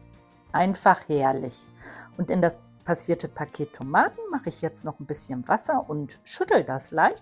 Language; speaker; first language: German; native; German